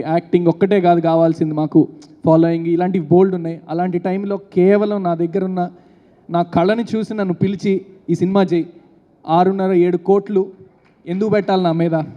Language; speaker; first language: Telugu; native; Telugu